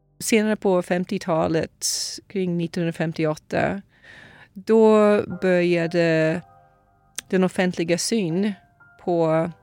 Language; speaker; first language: Swedish; non-native, fluent; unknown